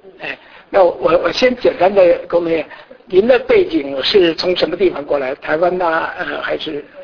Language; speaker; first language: Chinese; native; Chinese